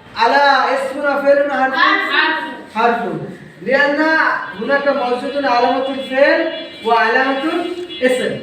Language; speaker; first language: Arabic; non-native, fluent; Bangla